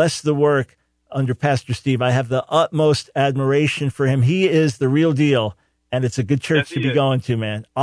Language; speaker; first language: English; native; English